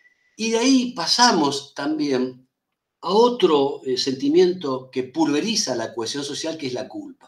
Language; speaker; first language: Spanish; native; Spanish